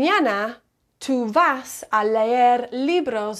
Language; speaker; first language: Spanish; non-native, fluent; English